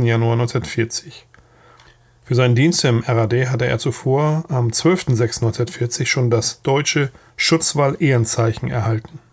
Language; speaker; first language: German; native; German